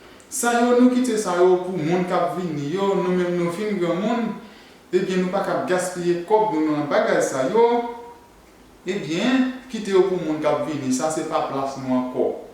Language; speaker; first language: French; non-native, learner; Haitian Creole